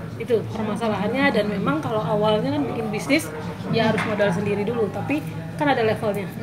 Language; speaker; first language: Indonesian; native; Indonesian